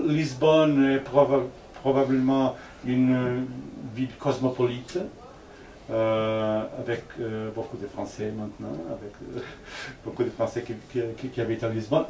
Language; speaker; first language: French; non-native, fluent; Portuguese